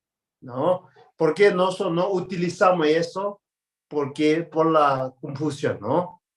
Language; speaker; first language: Spanish; non-native, learner; Tibetan